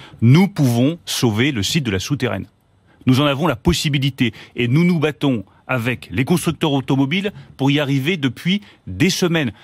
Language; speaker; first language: French; native; French